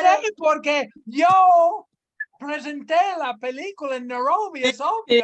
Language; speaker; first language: Spanish; non-native, fluent; English